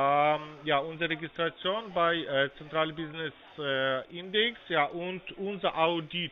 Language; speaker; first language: German; non-native, fluent; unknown